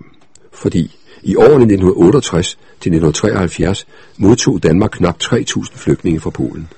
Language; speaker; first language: Danish; native; Danish